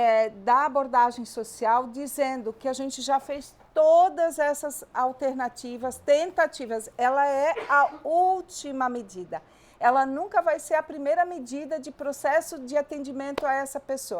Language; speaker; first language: Portuguese; native; Portuguese